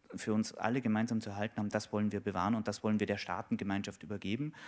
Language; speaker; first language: German; native; German